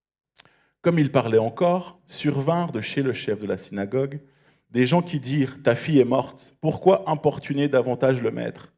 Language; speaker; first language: French; native; French